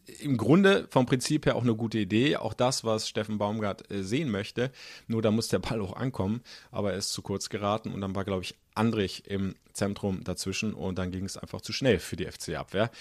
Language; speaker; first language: German; native; German